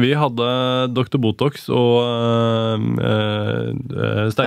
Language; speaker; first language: Norwegian; native; Norwegian